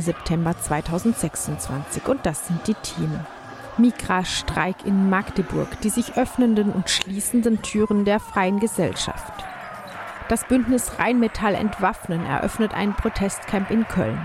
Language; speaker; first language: German; native; German